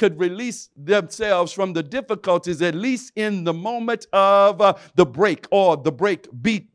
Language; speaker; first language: English; native; English